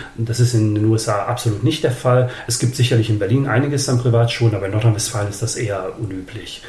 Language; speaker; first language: German; early bilingual, other home language; Serbian